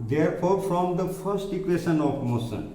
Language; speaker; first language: English; non-native, local second language; Hindi